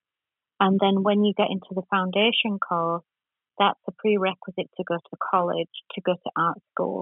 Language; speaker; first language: English; native; English